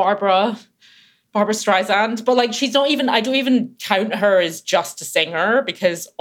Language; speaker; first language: English; native; English